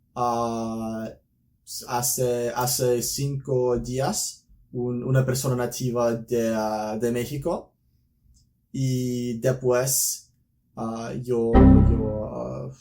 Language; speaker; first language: Spanish; non-native, learner; English